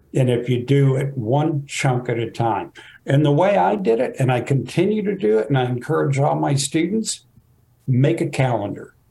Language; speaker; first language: English; native; English